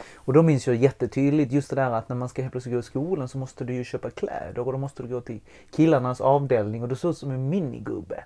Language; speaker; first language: Swedish; early bilingual, other home language; Spanish